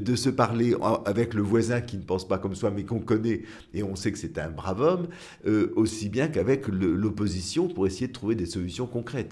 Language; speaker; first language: French; native; French